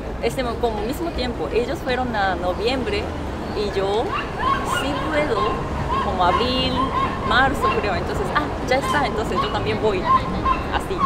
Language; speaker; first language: Spanish; non-native, fluent; Japanese